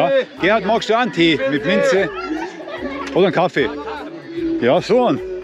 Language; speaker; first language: German; native; German